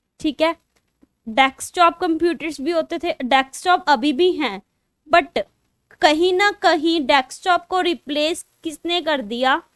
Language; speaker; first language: Hindi; non-native, local second language; Punjabi